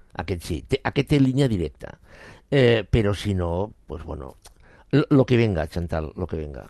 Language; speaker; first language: Catalan; non-native, local second language; Spanish